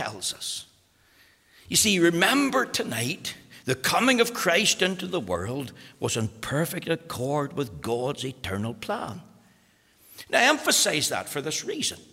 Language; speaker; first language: English; native; English